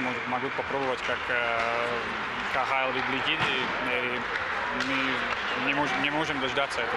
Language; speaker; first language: Russian; non-native, learner; Czech